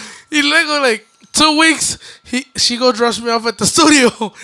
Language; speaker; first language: English; early bilingual, other home language; Spanish